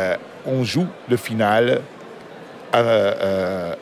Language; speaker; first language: French; non-native, learner; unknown